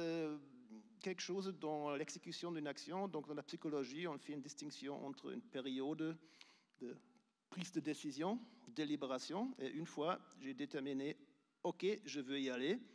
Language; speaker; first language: French; non-native, fluent; German